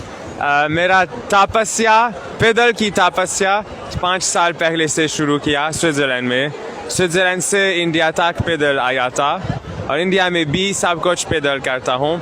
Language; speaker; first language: Hindi; non-native, learner; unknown